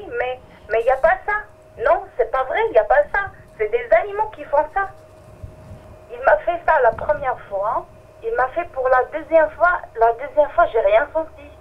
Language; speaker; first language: French; non-native, fluent; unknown